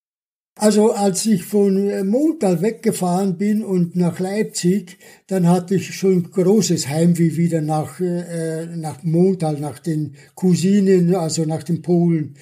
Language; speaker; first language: German; early bilingual, other home language; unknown